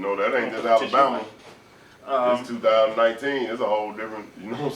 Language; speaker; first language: English; native; English